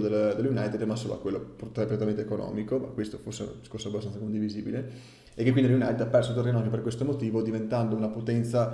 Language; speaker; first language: Italian; native; Italian